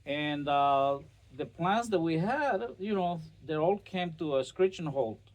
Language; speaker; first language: English; non-native, fluent; Spanish